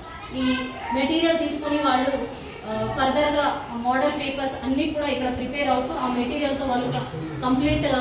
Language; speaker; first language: Telugu; native; Telugu